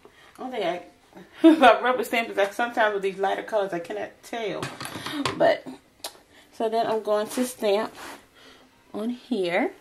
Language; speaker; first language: English; native; English